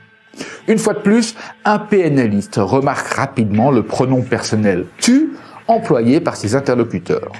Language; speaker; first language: French; native; French